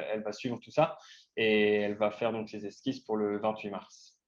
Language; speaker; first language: French; native; French